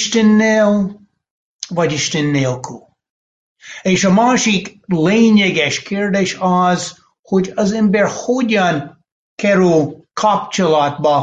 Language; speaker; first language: Hungarian; non-native, fluent; English